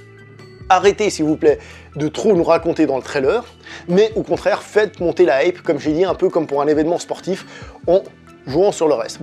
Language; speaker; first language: French; native; French